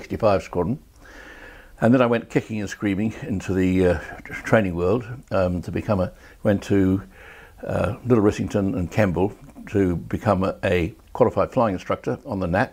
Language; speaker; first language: English; native; English